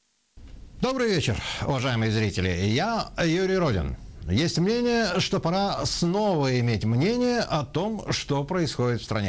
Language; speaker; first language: Russian; native; Russian